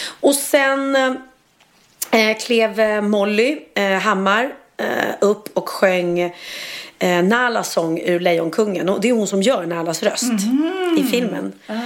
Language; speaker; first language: Swedish; native; Swedish